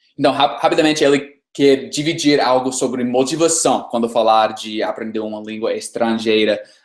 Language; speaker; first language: Portuguese; non-native, fluent; English